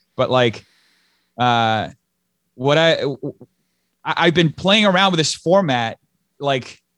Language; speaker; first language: English; early bilingual, other home language; Portuguese